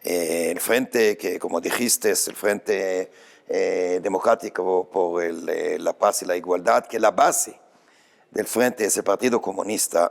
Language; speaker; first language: Spanish; non-native, fluent; Hebrew